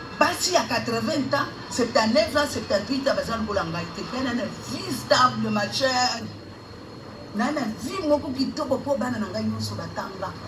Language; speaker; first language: Lingala; non-native, local second language; Luba-Lulua